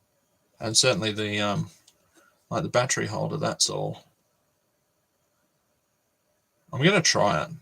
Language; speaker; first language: English; native; English